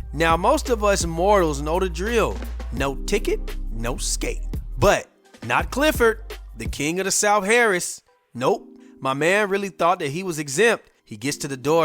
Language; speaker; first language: English; native; English